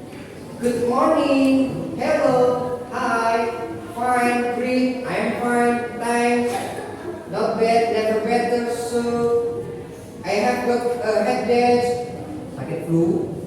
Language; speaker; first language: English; non-native, fluent; Indonesian